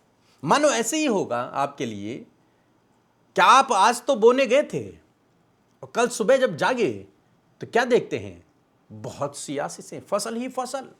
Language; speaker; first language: Hindi; native; Hindi